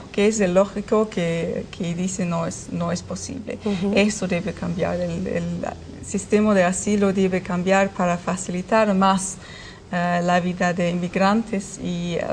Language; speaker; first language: Spanish; non-native, learner; German